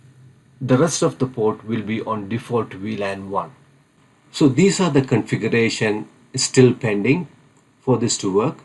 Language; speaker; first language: English; non-native, fluent; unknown